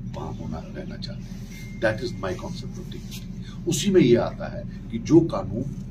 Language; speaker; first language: Urdu; non-native, local second language; Kashmiri